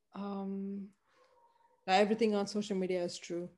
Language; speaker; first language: English; non-native, local second language; Tamil